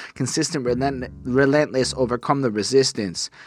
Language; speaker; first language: English; native; English